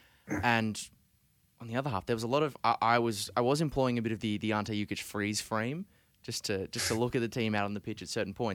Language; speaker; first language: English; native; English